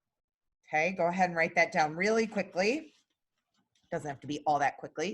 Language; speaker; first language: English; native; English